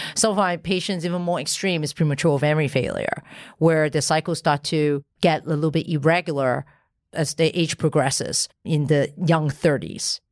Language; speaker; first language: English; non-native, local second language; Cantonese